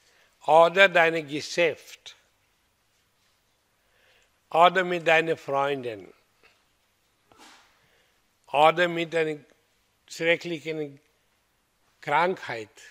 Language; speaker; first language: German; non-native, learner; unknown